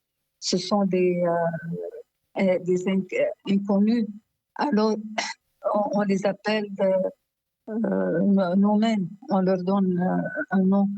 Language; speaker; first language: French; non-native, local second language; Arabic